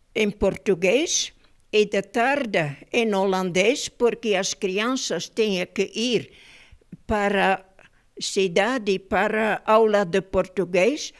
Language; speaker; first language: Portuguese; non-native, fluent; Dutch